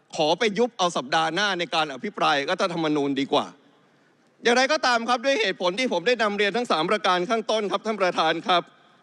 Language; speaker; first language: Thai; native; Thai